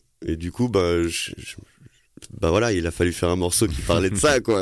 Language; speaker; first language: French; native; French